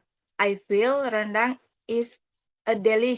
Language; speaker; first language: English; non-native, learner; Indonesian